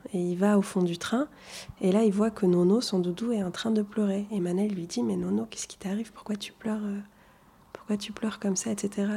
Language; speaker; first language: French; early bilingual, other home language; Arabic